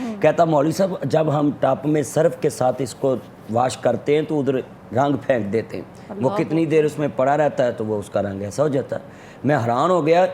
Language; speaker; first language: Urdu; non-native, local second language; Punjabi